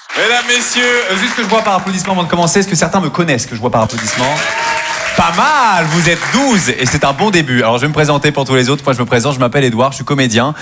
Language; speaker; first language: French; native; French